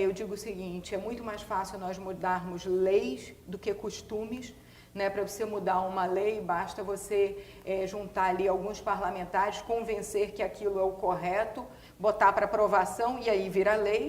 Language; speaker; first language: Portuguese; native; Portuguese